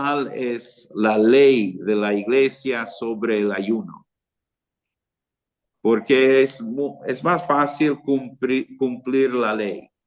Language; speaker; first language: Spanish; non-native, fluent; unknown